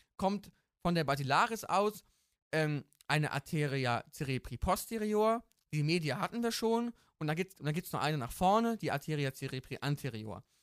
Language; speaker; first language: German; native; German